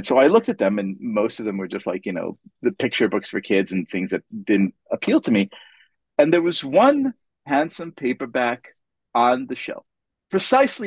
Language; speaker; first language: English; non-native, fluent; Hebrew